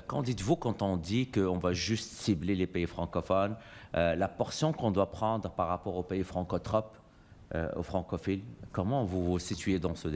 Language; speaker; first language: French; native; French